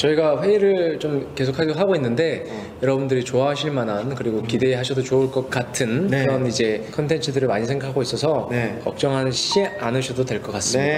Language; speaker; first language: Korean; native; Korean